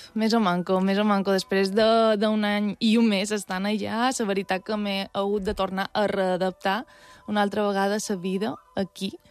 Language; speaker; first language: Catalan; native; Catalan